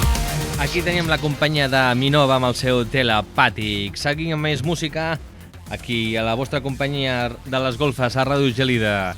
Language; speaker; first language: Catalan; native; Catalan